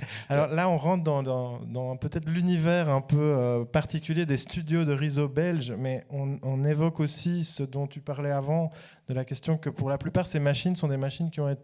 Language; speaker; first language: French; native; French